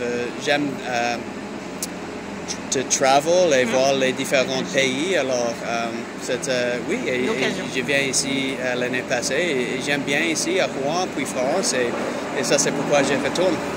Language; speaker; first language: French; non-native, learner; English